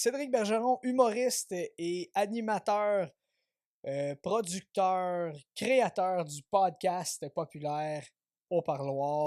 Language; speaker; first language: French; native; French